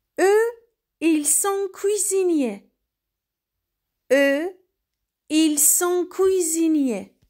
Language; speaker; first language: French; non-native, fluent; Persian